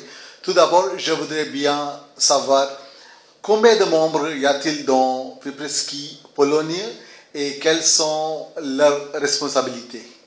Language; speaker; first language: French; non-native, fluent; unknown